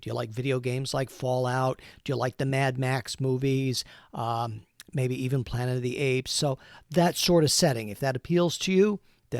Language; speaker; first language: English; native; English